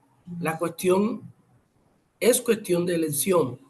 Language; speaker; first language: Spanish; native; Spanish